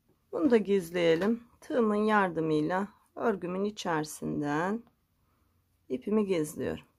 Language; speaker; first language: Turkish; native; Turkish